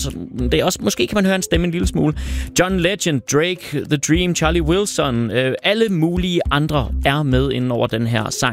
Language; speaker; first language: Danish; native; Danish